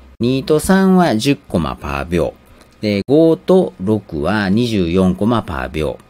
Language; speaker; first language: Japanese; native; Japanese